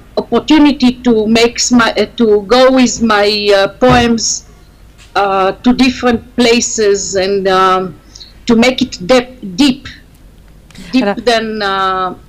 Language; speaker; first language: English; non-native, learner; Hebrew